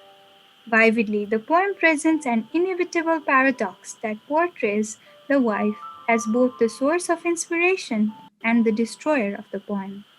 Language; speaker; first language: English; non-native, local second language; Nepali